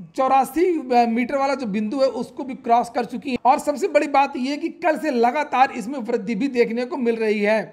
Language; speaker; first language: Hindi; native; Hindi